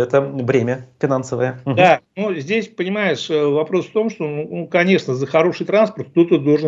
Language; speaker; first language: Russian; native; Russian